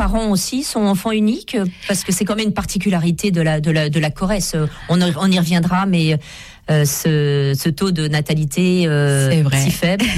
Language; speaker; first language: French; native; French